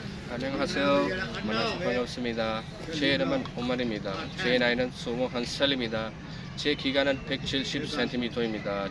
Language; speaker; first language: Korean; non-native, learner; Punjabi